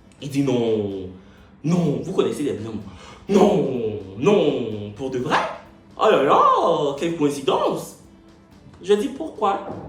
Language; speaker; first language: French; native; French